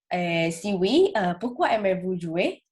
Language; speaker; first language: French; non-native, learner; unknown